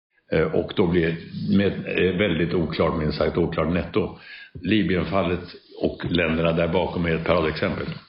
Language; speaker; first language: Swedish; native; Swedish